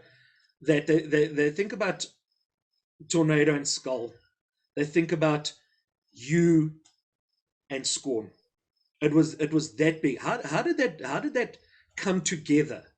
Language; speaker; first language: English; native; English